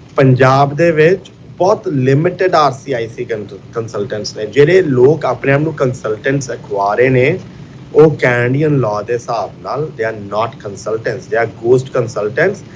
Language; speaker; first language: Punjabi; early bilingual, heritage; Punjabi